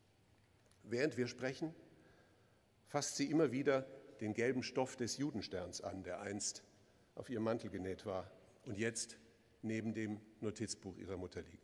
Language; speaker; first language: German; native; German